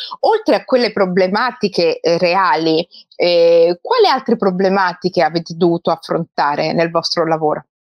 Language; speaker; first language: Italian; early bilingual, other home language; Somali